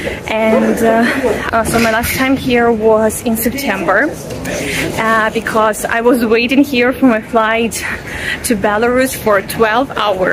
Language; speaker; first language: English; non-native, fluent; Russian